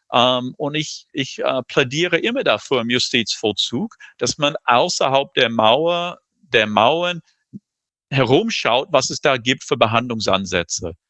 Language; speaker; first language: German; non-native, fluent; English